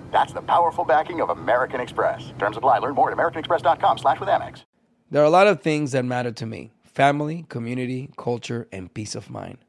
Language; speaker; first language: English; native; English